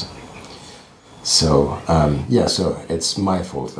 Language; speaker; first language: English; non-native, local second language; Ganda